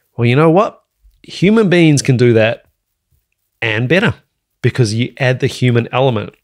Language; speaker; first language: English; native; English